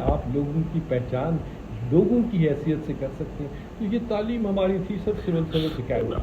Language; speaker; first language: Urdu; native; Urdu